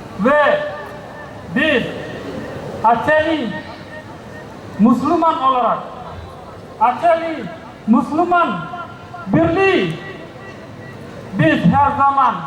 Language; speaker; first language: Turkish; non-native, learner; Indonesian